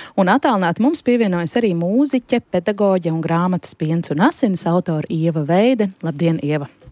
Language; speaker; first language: Latvian; native; Latvian